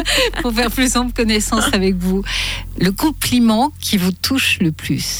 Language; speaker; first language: French; native; French